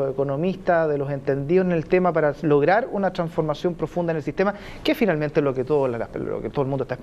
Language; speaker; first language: Spanish; native; Spanish